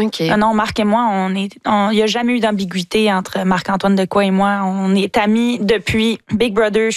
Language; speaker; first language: French; native; French